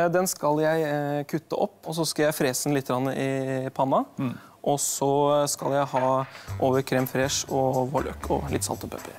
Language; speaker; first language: Norwegian; native; Norwegian